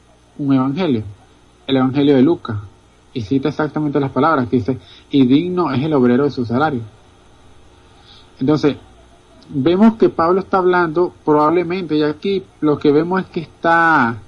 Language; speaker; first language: Spanish; native; Spanish